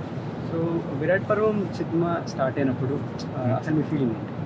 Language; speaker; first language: Telugu; native; Telugu